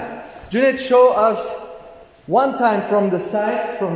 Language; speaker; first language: English; non-native, learner; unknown